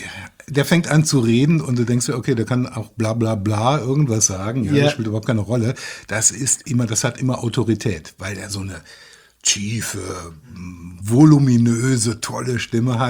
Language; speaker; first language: German; native; German